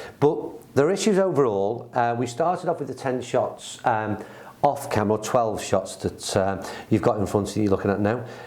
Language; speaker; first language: English; native; English